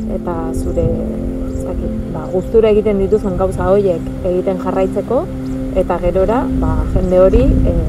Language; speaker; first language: Basque; non-native, fluent; Spanish